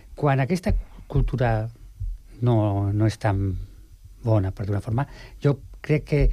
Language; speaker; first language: Catalan; non-native, local second language; Spanish